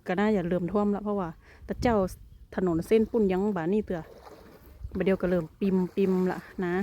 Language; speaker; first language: Thai; native; Thai